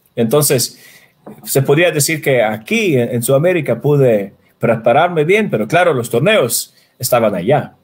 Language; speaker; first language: Spanish; non-native, fluent; Swedish